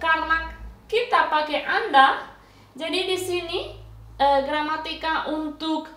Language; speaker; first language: Indonesian; non-native, fluent; Spanish